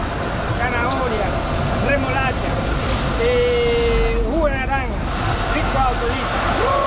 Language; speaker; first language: Spanish; native; Spanish